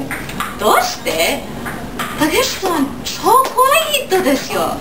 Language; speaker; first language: Japanese; non-native, learner; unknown